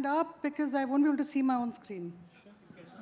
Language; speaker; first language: English; non-native, local second language; Hindi